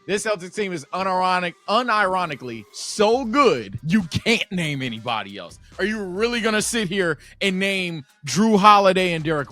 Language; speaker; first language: English; native; English